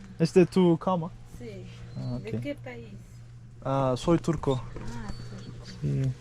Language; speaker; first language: Spanish; non-native, learner; Turkish